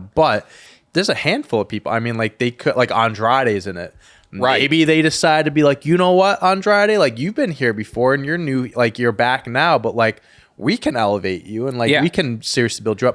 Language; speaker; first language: English; native; English